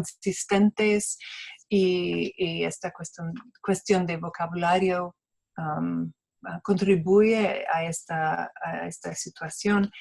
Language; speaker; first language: Spanish; non-native, fluent; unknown